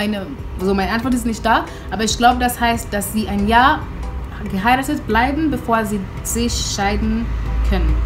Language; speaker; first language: German; non-native, fluent; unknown